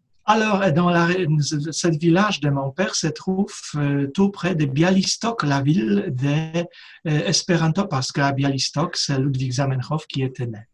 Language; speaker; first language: French; non-native, fluent; Polish